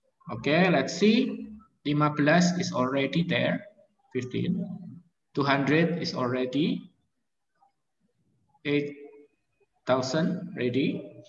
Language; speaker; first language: English; non-native, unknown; Indonesian